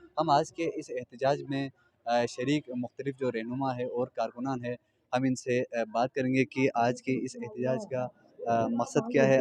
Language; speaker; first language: Urdu; non-native, local second language; Balti